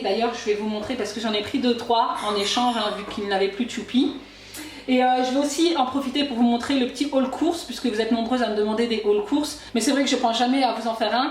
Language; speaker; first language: French; native; French